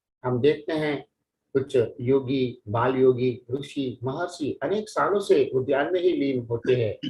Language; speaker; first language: Hindi; non-native, local second language; Telugu